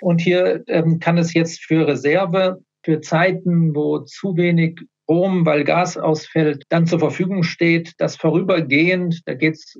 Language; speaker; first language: German; native; German